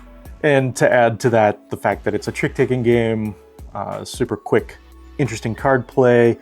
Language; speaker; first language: English; native; English